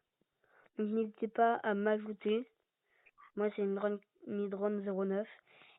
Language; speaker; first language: French; native; French